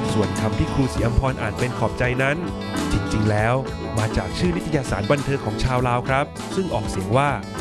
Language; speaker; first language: Thai; native; Thai